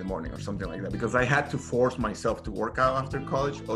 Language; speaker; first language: English; non-native, fluent; Spanish